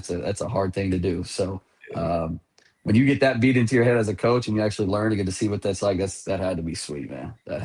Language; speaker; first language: English; native; English